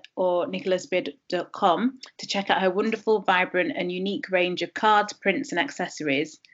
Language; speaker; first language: English; native; English